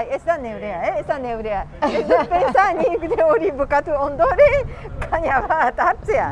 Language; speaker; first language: Basque; non-native, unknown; Japanese